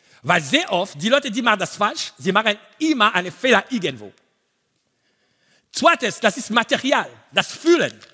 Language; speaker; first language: German; non-native, learner; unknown